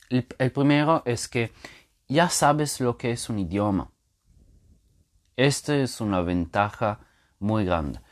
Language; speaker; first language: Spanish; non-native, fluent; Portuguese